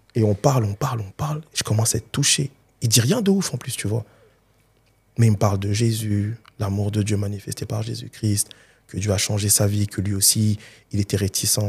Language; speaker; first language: French; early bilingual, other home language; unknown